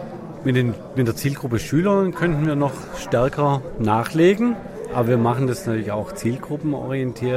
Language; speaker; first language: German; native; German